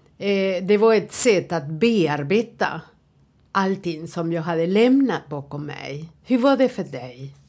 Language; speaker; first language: Swedish; non-native, fluent; Spanish